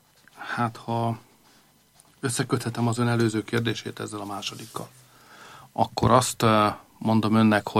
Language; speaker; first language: Hungarian; native; Hungarian